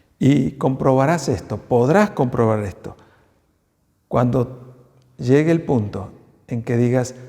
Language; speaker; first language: Spanish; native; Spanish